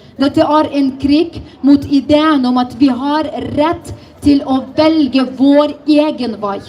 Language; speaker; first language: Norwegian; non-native, fluent; Ukrainian